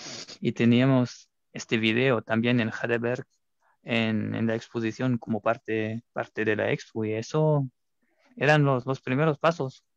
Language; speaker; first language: Spanish; non-native, fluent; German